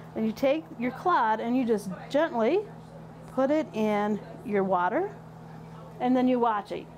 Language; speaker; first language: English; native; English